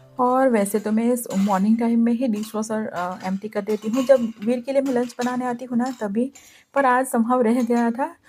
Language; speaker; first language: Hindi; non-native, local second language; Gujarati